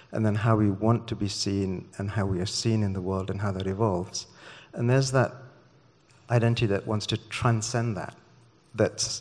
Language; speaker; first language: English; native; English